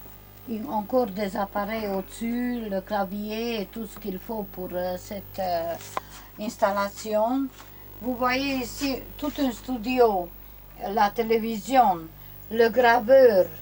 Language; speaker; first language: French; non-native, learner; Romanian